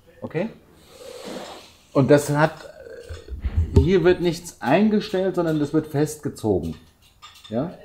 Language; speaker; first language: German; native; German